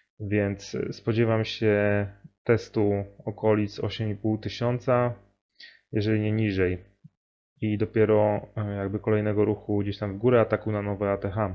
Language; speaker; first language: Polish; native; Polish